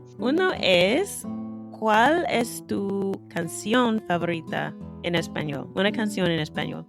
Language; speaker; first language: Spanish; non-native, fluent; English